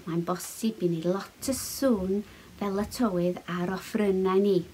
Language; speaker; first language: Welsh; non-native, local second language; English